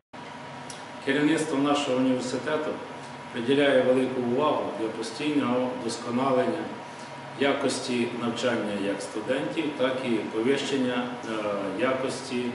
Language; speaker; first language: Ukrainian; native; Ukrainian